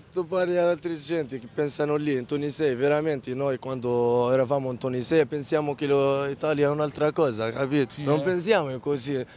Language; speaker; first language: Italian; non-native, learner; Arabic